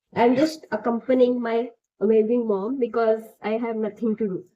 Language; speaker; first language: English; non-native, local second language; Marathi